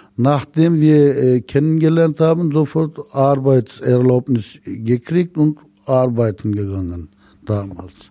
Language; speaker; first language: German; non-native, fluent; Turkish